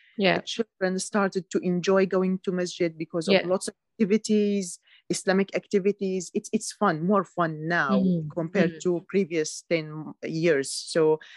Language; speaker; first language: English; non-native, learner; Arabic